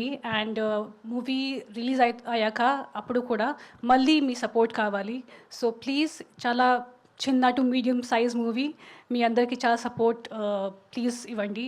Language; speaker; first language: Telugu; non-native, fluent; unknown